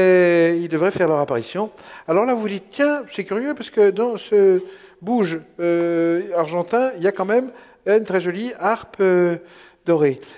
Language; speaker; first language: French; native; French